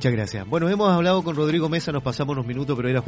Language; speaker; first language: Spanish; native; Spanish